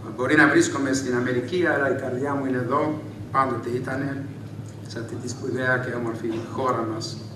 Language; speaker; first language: Greek; early bilingual, heritage; Greek